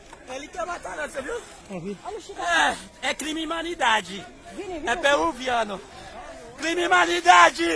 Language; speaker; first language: Portuguese; non-native, learner; Haitian Creole